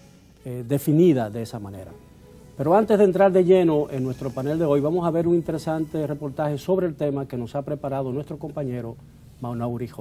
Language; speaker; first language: Spanish; native; Spanish